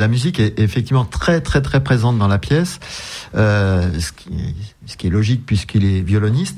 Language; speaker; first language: French; native; French